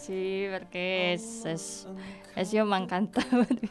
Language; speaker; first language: Catalan; non-native, learner; Indonesian